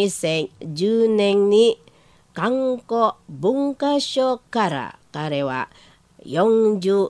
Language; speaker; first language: Japanese; non-native, learner; Indonesian